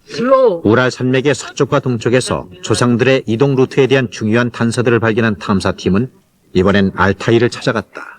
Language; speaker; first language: Korean; native; Korean